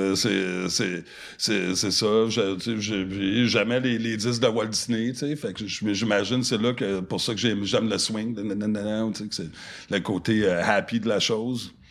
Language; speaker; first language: French; non-native, local second language; English